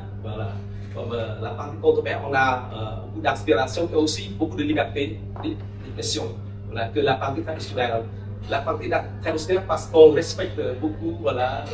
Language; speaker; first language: French; non-native, local second language; Khmer